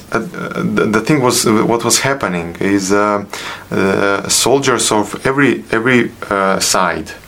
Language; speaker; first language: English; non-native, fluent; Bosnian